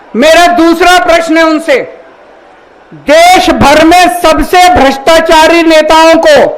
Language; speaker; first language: Hindi; native; Hindi